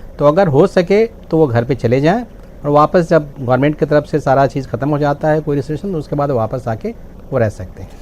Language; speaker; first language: Hindi; native; Hindi